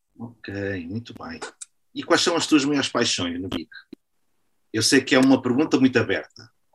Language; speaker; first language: Portuguese; native; Portuguese